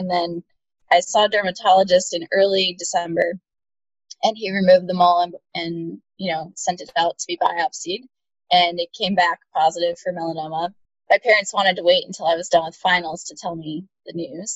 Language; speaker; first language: English; native; English